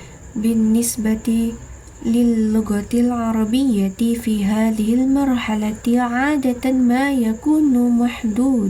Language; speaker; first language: Arabic; non-native, learner; Indonesian